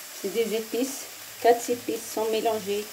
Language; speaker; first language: French; non-native, learner; Arabic